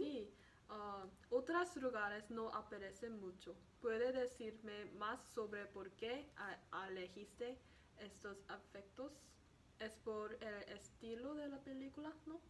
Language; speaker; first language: Spanish; non-native, learner; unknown